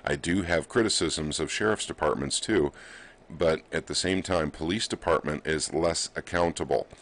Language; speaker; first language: English; native; English